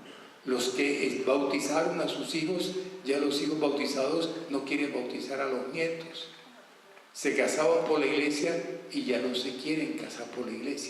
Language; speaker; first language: Spanish; native; Spanish